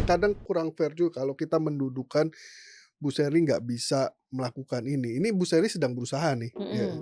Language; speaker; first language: Indonesian; native; Indonesian